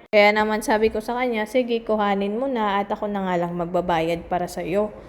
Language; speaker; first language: Filipino; native; Filipino